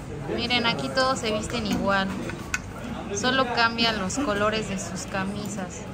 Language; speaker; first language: Spanish; native; Spanish